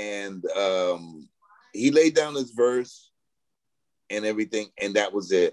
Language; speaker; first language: English; native; English